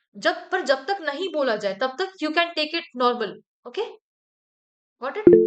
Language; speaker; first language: Hindi; native; Hindi